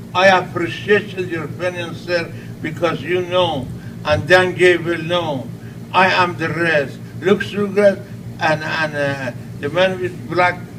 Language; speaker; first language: English; non-native, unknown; Persian